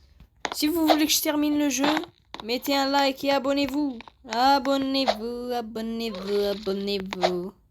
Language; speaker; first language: French; native; French